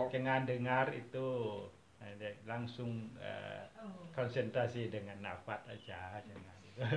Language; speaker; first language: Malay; non-native, fluent; Thai